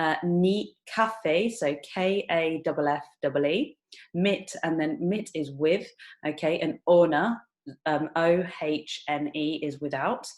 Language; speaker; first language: German; non-native, fluent; English